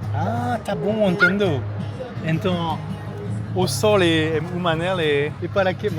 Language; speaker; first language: Portuguese; non-native, learner; French